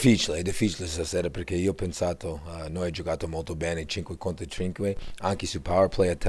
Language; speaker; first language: Italian; non-native, learner; English